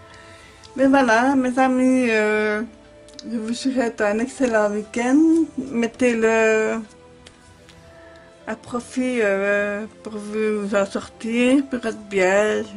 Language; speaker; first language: French; native; French